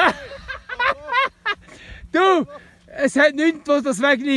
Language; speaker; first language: German; native; German